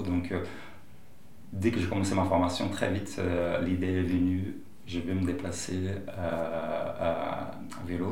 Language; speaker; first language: French; non-native, fluent; Portuguese